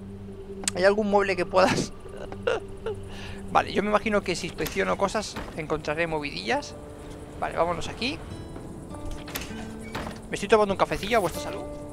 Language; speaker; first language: Spanish; native; Spanish